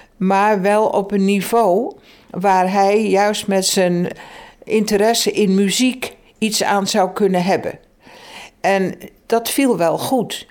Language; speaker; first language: Dutch; native; Dutch